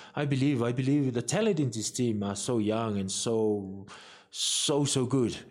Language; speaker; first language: English; non-native, fluent; Samoan